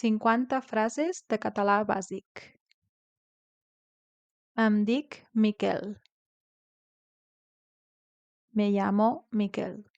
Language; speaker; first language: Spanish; non-native, local second language; Catalan